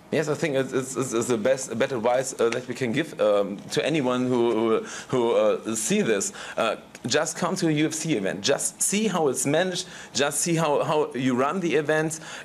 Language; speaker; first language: English; non-native, fluent; German